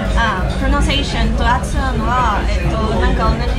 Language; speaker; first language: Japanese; non-native, learner; French